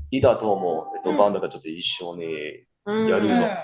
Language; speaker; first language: Japanese; non-native, fluent; English